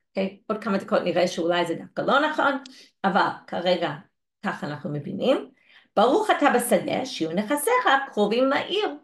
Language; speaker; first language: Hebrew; non-native, fluent; English